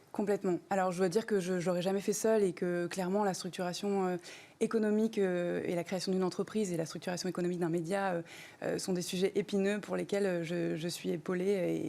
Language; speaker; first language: French; native; French